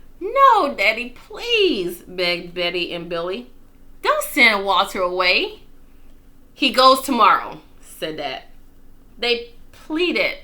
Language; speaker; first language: English; native; English